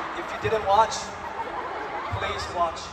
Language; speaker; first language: English; non-native, fluent; Chinese